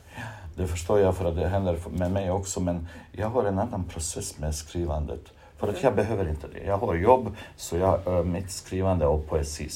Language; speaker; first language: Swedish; non-native, fluent; Bosnian